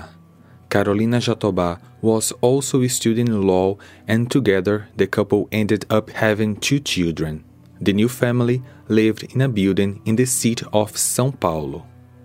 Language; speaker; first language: English; non-native, fluent; Portuguese